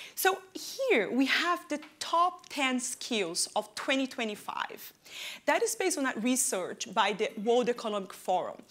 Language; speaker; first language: English; non-native, fluent; Portuguese